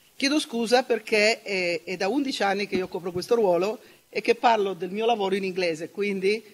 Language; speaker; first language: Italian; native; Italian